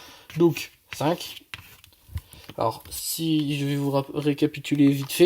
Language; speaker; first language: French; native; French